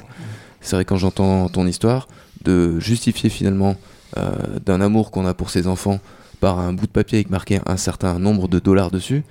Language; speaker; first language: French; native; French